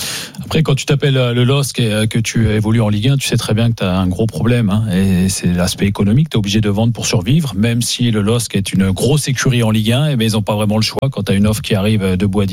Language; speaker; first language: French; native; French